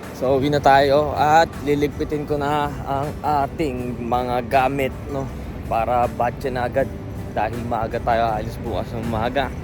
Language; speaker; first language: Filipino; native; Filipino